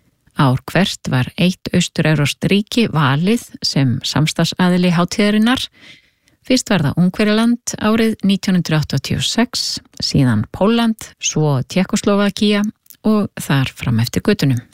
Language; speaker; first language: Icelandic; native; Icelandic